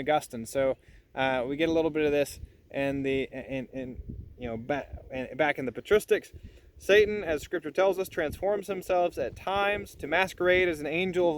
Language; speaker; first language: English; native; English